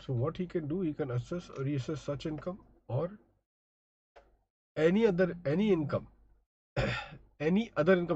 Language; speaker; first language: English; non-native, local second language; Hindi